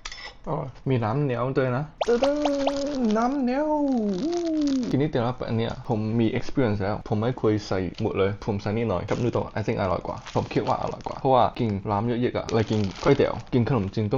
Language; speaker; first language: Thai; non-native, learner; English